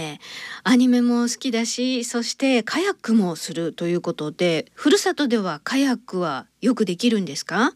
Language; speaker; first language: Japanese; native; Japanese